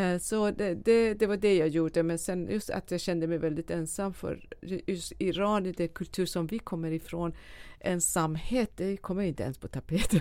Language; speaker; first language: Swedish; non-native, fluent; Persian